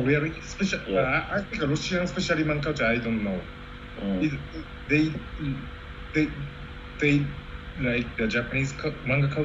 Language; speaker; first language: English; non-native, learner; Japanese